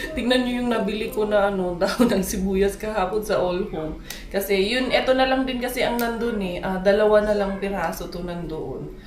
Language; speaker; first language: Filipino; non-native, local second language; Cebuano